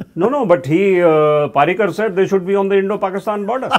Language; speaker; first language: English; non-native, local second language; Hindi